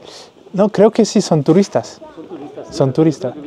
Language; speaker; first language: Spanish; non-native, learner; French